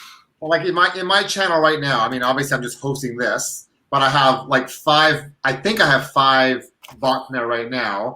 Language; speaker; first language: English; native; English